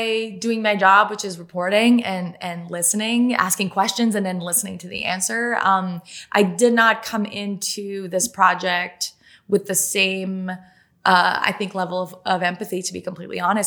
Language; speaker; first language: English; non-native, fluent; French